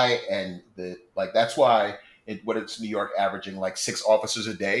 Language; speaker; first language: English; native; English